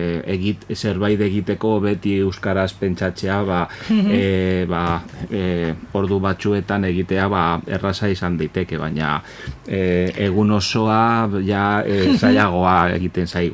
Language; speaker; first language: Basque; non-native, local second language; Spanish